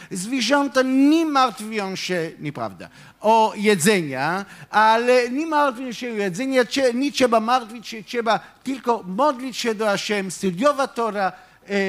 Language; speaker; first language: Polish; non-native, fluent; Hebrew